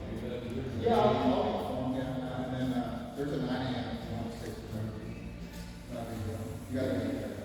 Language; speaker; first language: English; native; English